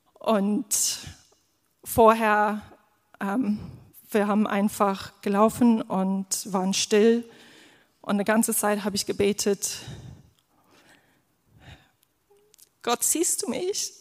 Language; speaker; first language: German; non-native, fluent; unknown